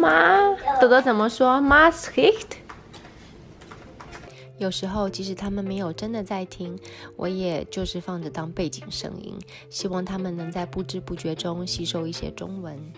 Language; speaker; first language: Chinese; native; Chinese